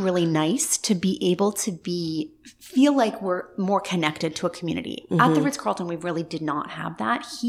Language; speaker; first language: English; native; English